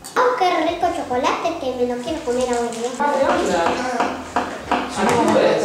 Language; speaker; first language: Spanish; native; Spanish